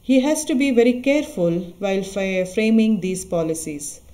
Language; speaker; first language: English; non-native, local second language; Kannada